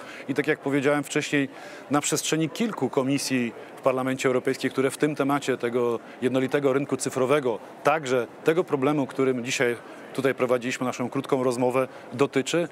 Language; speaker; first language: Polish; native; Polish